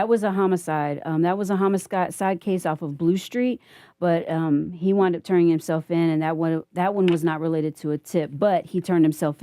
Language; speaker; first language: English; native; English